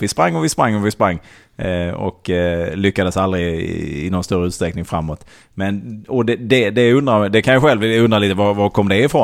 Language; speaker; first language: Swedish; native; Swedish